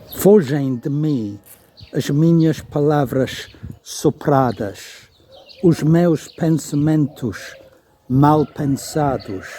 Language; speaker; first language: Portuguese; non-native, fluent; English